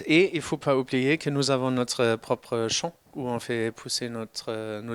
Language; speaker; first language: French; non-native, fluent; German